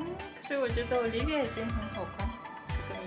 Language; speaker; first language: Chinese; non-native, learner; Russian